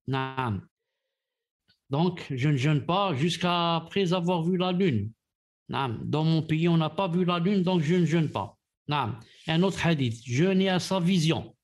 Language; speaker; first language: French; non-native, local second language; Arabic